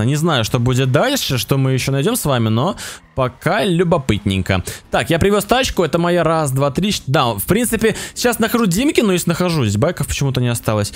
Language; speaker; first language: Russian; native; Russian